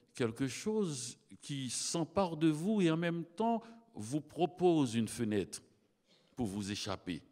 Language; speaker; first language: French; native; French